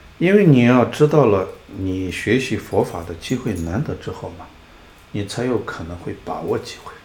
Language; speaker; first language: Chinese; non-native, local second language; Tibetan